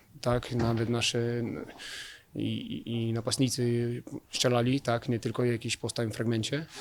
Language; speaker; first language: Polish; non-native, fluent; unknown